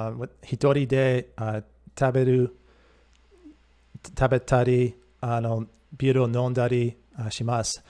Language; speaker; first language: Japanese; non-native, learner; English